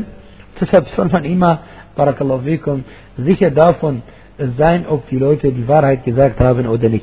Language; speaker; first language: German; non-native, fluent; Arabic